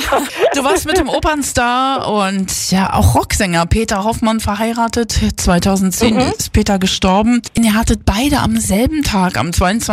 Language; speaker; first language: German; native; German